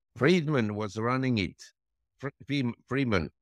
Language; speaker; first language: English; non-native, fluent; German